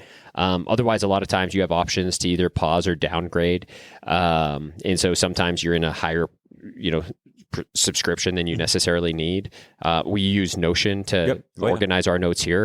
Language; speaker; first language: English; native; English